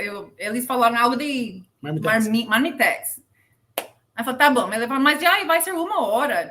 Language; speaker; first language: Portuguese; non-native, learner; English